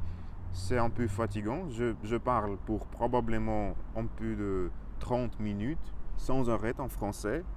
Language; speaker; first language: French; non-native, fluent; Russian